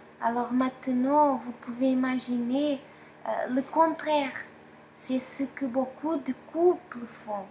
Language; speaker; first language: French; non-native, fluent; Portuguese